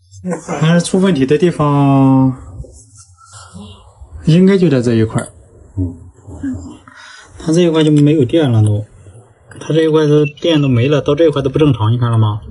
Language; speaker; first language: Chinese; native; Chinese